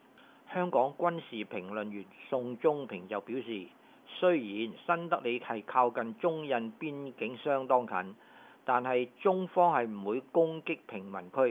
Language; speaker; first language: Chinese; non-native, local second language; Cantonese